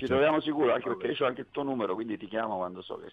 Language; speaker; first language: Italian; native; Italian